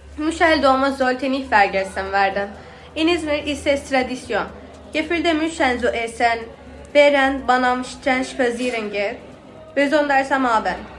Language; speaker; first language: German; non-native, learner; Turkish